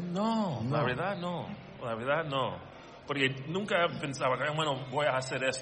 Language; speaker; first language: Spanish; non-native, learner; English